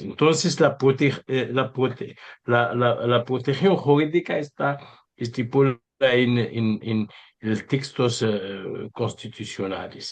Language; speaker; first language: Spanish; non-native, learner; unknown